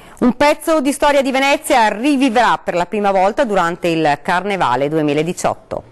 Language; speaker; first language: Italian; native; Italian